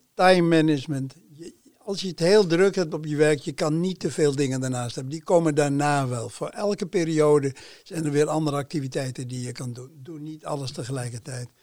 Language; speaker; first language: Dutch; native; Dutch